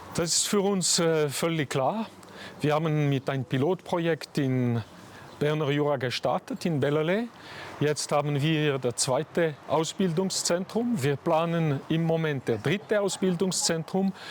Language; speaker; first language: German; non-native, local second language; French